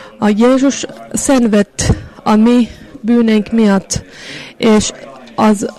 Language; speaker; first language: Hungarian; non-native, fluent; Finnish